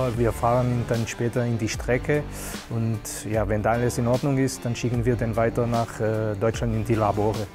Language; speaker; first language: German; non-native, fluent; Portuguese